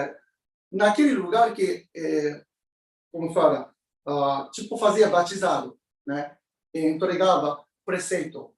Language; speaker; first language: Portuguese; non-native, learner; Japanese